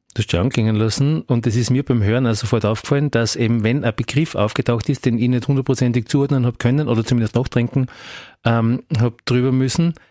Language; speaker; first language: German; native; German